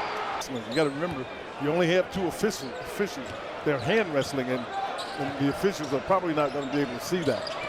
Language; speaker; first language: English; native; English